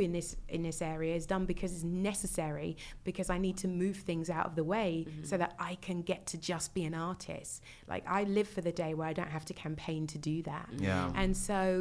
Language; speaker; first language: English; native; English